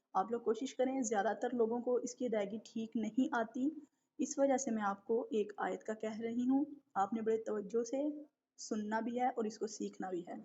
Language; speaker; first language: Urdu; native; Urdu